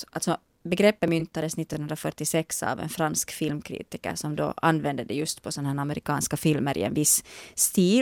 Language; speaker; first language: Swedish; native; Swedish